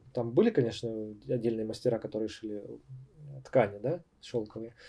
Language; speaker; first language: Russian; native; Russian